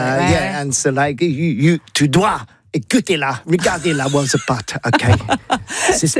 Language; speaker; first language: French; non-native, learner; English